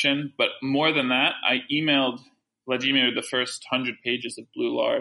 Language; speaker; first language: English; early bilingual, other home language; French